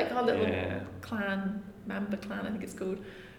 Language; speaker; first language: English; native; English